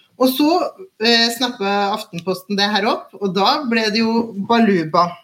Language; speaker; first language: Norwegian; native; Norwegian